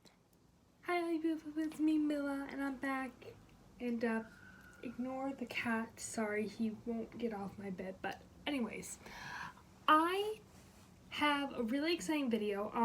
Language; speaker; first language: English; native; English